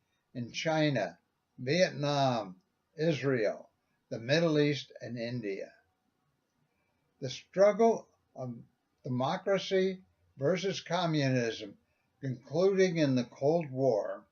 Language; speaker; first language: English; native; English